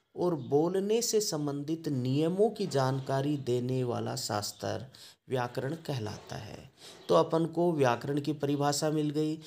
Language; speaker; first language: Hindi; native; Hindi